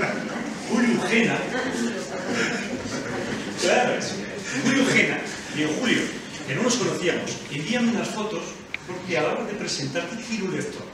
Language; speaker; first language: Spanish; native; Spanish